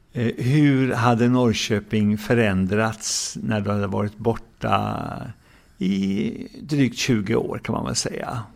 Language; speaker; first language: Swedish; native; Swedish